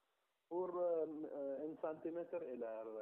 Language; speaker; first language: Swedish; non-native, learner; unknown